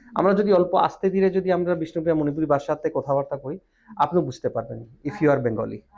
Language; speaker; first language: Bangla; non-native, local second language; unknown